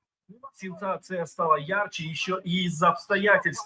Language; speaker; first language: Russian; native; Russian